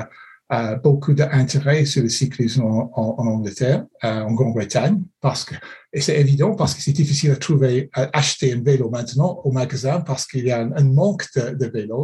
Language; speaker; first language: French; non-native, fluent; English